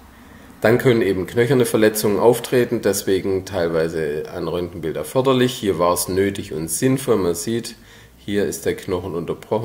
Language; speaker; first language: German; native; German